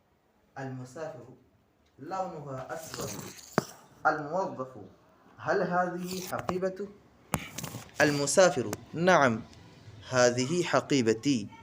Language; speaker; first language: Arabic; non-native, learner; Bangla